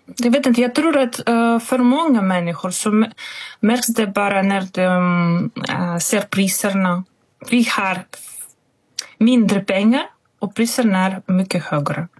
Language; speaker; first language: Swedish; non-native, fluent; Russian